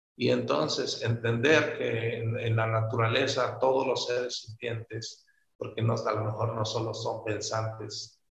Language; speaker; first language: Spanish; native; Spanish